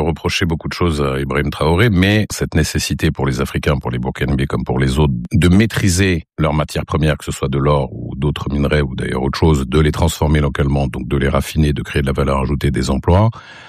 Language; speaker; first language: French; non-native, local second language; Arabic